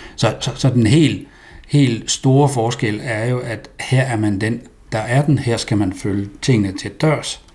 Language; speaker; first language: Danish; native; Danish